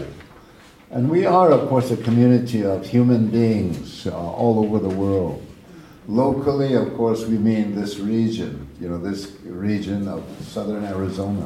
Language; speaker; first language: English; early bilingual, other home language; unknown